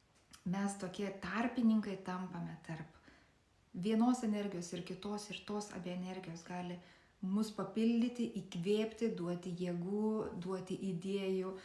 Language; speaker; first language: Lithuanian; native; Lithuanian